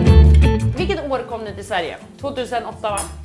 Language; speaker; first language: Swedish; native; Swedish